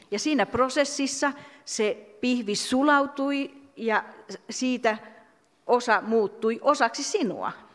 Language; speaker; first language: Finnish; native; Finnish